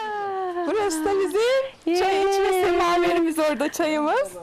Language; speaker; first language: Turkish; native; Turkish